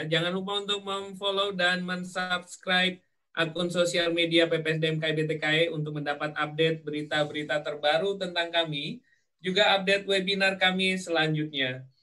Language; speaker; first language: Indonesian; native; Indonesian